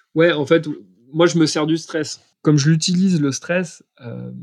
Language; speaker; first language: French; native; French